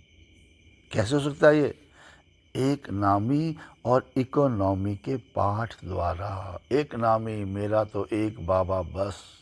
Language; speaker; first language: Hindi; native; Hindi